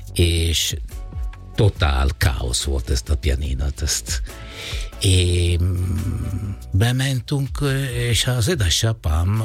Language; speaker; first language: Hungarian; non-native, learner; Italian